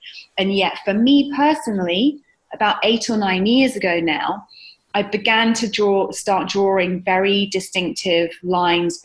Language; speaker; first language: English; native; English